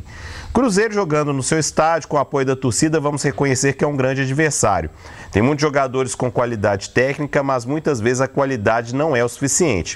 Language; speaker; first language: Portuguese; native; Portuguese